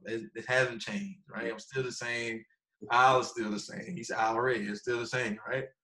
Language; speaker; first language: English; native; English